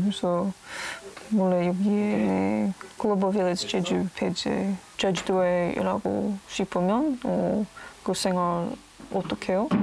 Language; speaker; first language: Korean; non-native, learner; English